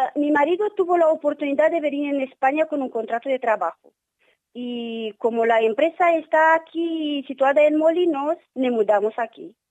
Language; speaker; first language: Spanish; non-native, learner; Romanian